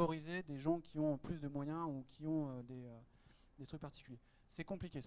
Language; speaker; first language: French; native; French